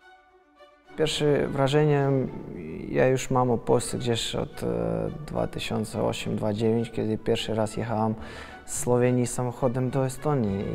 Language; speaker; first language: Polish; non-native, learner; Russian